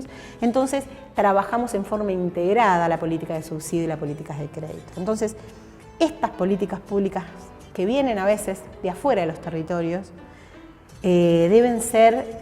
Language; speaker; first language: Spanish; native; Spanish